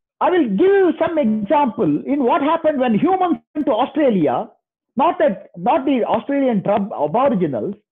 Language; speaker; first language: English; non-native, local second language; Kannada